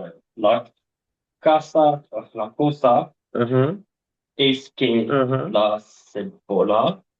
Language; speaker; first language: Spanish; non-native, learner; English